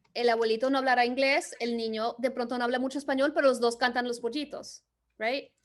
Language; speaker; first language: Spanish; early bilingual, other home language; English